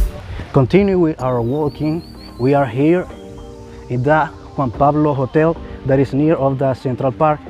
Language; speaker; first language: English; non-native, learner; Spanish